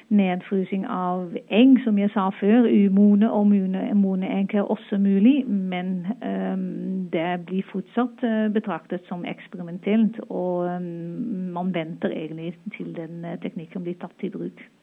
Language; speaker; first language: Norwegian; non-native, fluent; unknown